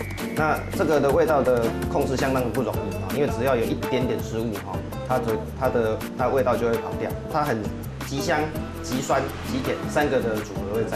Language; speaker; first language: Chinese; native; Chinese